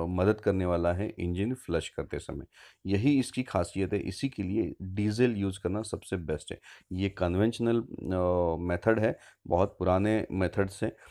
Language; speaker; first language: Hindi; non-native, local second language; Marathi